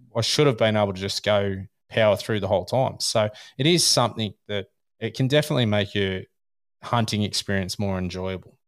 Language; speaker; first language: English; native; English